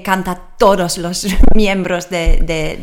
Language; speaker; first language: Spanish; non-native, learner; English